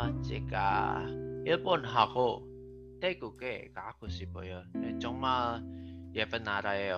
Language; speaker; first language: Korean; non-native, learner; Indonesian